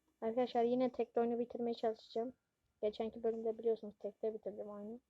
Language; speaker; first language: Turkish; native; Turkish